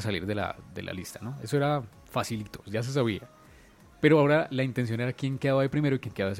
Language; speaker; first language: Spanish; native; Spanish